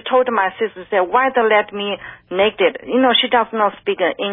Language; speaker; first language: English; non-native, fluent; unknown